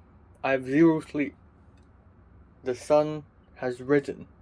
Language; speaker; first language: English; non-native, local second language; Cantonese